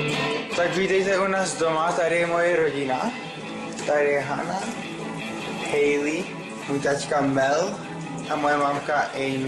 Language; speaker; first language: Czech; early bilingual, other home language; English